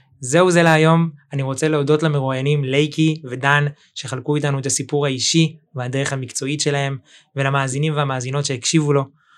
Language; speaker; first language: Hebrew; native; Hebrew